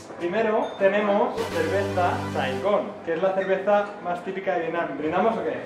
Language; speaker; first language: Spanish; native; Spanish